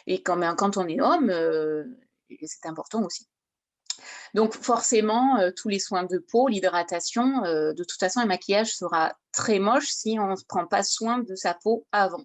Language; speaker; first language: French; native; French